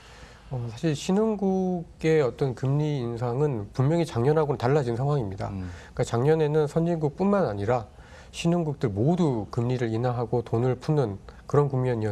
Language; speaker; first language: Korean; native; Korean